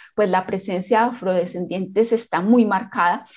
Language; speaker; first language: Spanish; native; Spanish